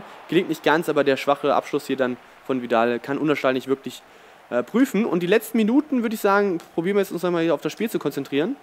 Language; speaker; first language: German; native; German